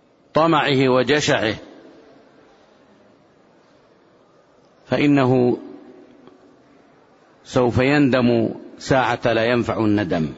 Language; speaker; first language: Arabic; native; Arabic